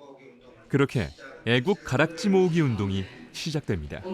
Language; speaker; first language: Korean; native; Korean